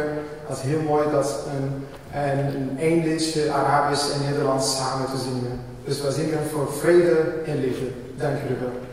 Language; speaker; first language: Dutch; non-native, learner; Arabic